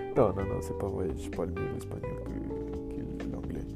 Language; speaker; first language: French; non-native, learner; Spanish